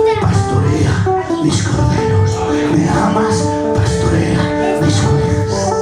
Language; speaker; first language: Spanish; native; Spanish